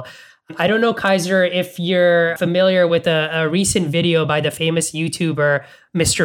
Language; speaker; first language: English; non-native, local second language; Bangla